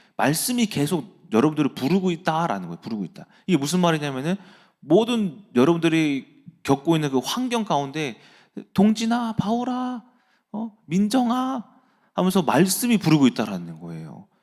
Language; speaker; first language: Korean; native; Korean